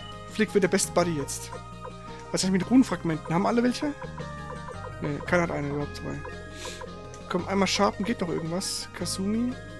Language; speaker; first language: German; native; German